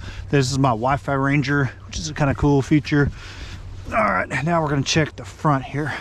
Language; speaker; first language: English; native; English